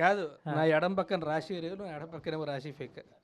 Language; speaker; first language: Telugu; native; Telugu